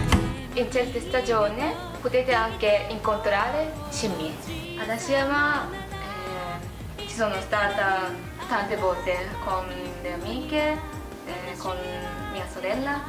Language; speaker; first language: Italian; non-native, learner; Japanese